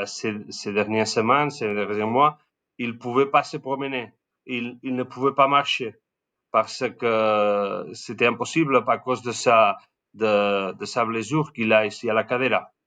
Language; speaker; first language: French; non-native, learner; Spanish